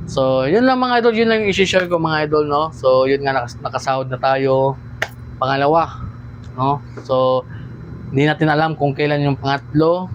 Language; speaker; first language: Filipino; non-native, local second language; Cebuano